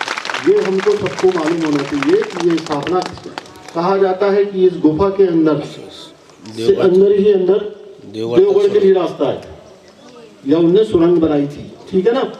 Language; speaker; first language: Hindi; native; Hindi